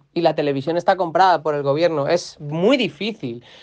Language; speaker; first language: Spanish; native; Spanish